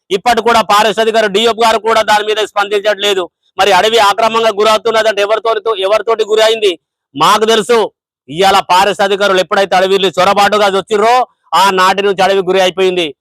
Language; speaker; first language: Telugu; non-native, local second language; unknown